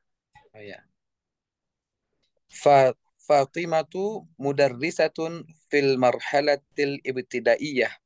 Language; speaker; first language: Arabic; non-native, learner; Indonesian